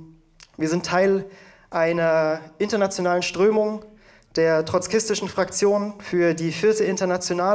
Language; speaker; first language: German; native; German